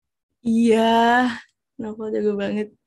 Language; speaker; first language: Indonesian; native; Indonesian